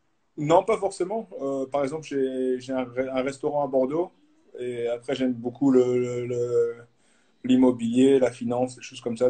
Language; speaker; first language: French; native; French